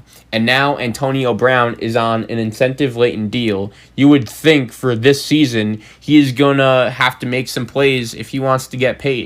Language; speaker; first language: English; native; English